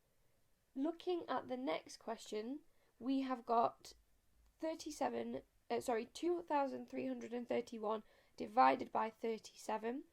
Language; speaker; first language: English; native; English